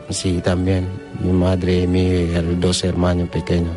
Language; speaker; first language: Spanish; non-native, learner; Fula